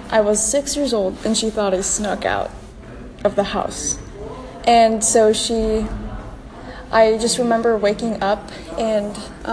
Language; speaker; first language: English; non-native, local second language; Filipino